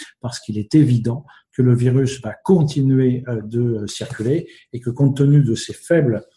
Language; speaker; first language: French; native; French